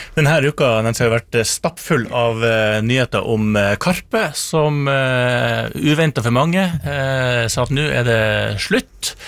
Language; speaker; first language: Norwegian; native; Norwegian